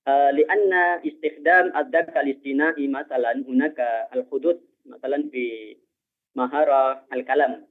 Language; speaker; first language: Arabic; non-native, fluent; Indonesian